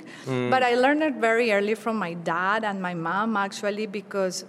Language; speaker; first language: English; non-native, fluent; Spanish